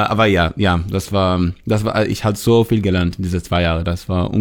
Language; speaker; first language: German; non-native, learner; Hebrew